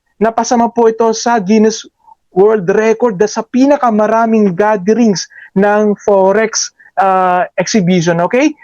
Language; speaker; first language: Filipino; native; Filipino